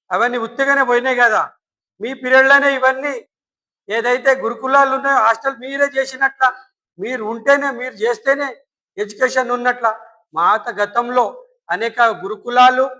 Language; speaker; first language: Telugu; non-native, local second language; Lambadi